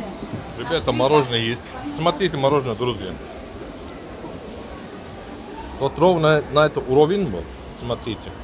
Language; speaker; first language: Russian; non-native, learner; Turkish